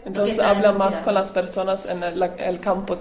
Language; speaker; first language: Spanish; non-native, learner; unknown